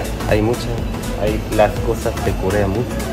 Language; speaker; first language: Spanish; non-native, learner; Korean